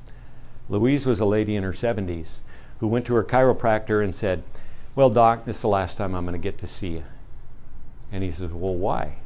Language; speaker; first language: English; native; English